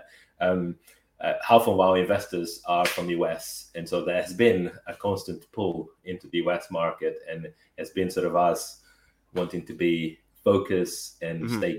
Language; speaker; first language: English; non-native, fluent; Portuguese